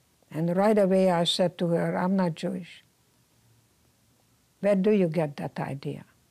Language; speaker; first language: English; non-native, fluent; Hungarian